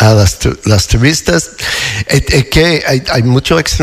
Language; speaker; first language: Spanish; non-native, fluent; English